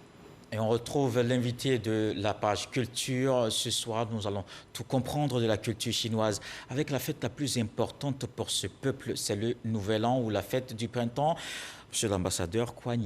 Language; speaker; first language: French; native; French